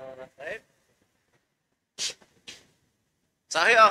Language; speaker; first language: Arabic; non-native, fluent; Indonesian